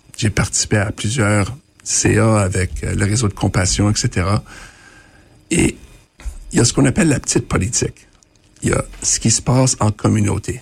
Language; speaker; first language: French; native; French